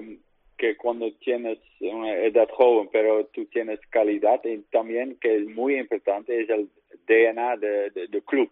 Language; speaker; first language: Spanish; non-native, learner; Dutch